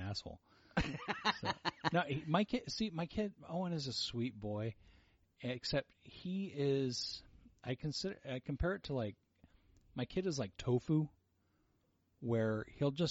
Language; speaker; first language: English; early bilingual, other home language; Portuguese